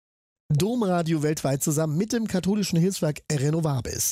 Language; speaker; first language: German; native; German